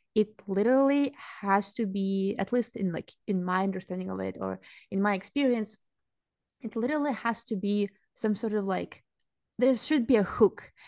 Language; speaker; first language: English; non-native, fluent; Russian